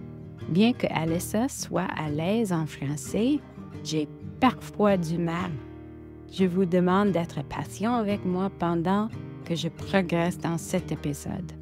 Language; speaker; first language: French; non-native, local second language; English